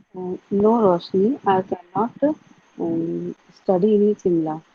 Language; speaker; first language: English; non-native, learner; Hindi